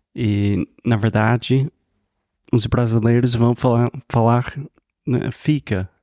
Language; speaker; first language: Portuguese; non-native, fluent; English